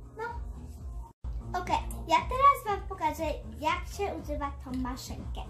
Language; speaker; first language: Polish; early bilingual, heritage; Polish